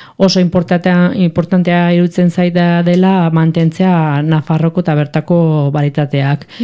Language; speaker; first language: Basque; non-native, local second language; Spanish